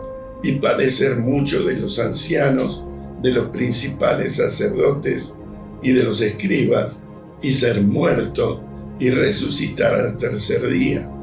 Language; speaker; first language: Spanish; native; Spanish